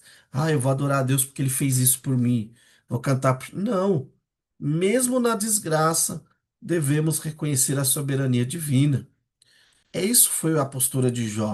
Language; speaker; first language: Portuguese; native; Portuguese